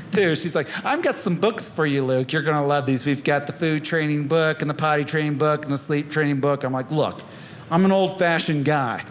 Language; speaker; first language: English; native; English